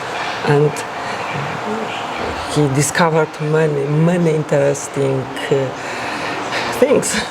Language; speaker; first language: English; non-native, fluent; Polish